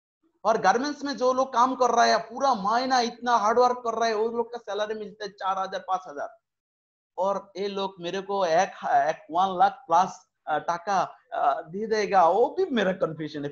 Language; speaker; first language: Hindi; non-native, fluent; Bangla